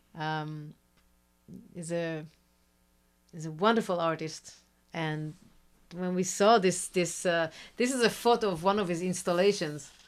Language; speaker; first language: English; non-native, fluent; Hebrew